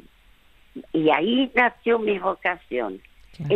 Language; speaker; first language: Spanish; early bilingual, other home language; French